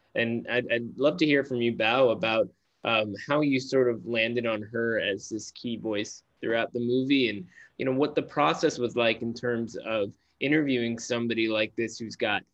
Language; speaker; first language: English; native; English